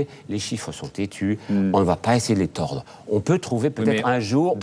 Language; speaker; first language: French; native; French